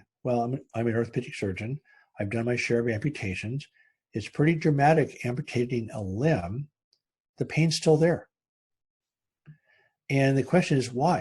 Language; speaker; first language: English; native; English